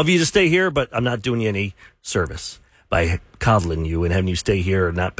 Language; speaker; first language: English; native; English